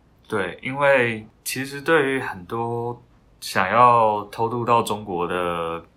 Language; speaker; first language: Chinese; non-native, fluent; Korean